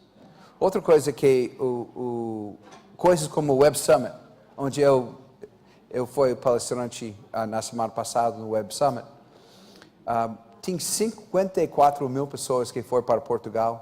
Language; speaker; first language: Portuguese; non-native, fluent; English